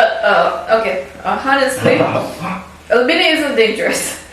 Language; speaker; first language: English; non-native, fluent; Albanian